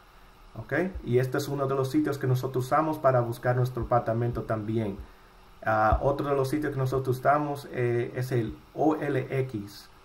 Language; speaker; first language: Spanish; early bilingual, heritage; Spanish